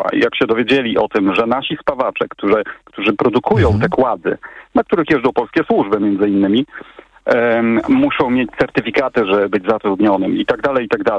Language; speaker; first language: Polish; native; Polish